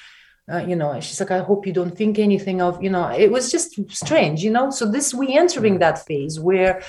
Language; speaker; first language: English; non-native, fluent; Russian